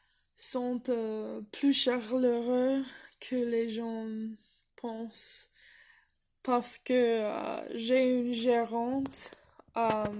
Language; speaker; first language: French; non-native, fluent; English